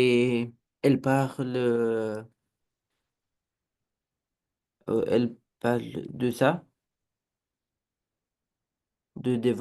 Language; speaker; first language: French; non-native, learner; Romanian